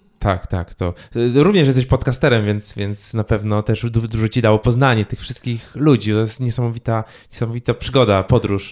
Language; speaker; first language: Polish; native; Polish